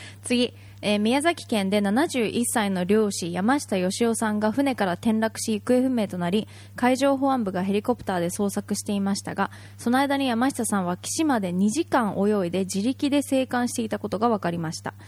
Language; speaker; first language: Japanese; native; Japanese